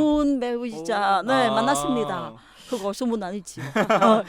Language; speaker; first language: Korean; non-native, learner; Vietnamese